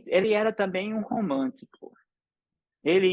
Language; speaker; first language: Portuguese; early bilingual, other home language; English